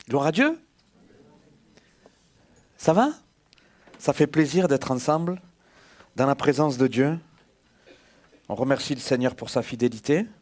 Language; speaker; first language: French; native; French